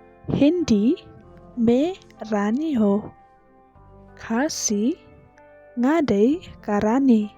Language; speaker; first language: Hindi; non-native, local second language; Khasi